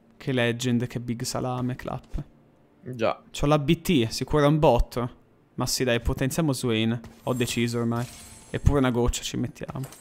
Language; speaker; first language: Italian; native; Italian